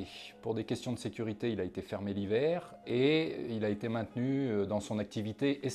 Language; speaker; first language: French; native; French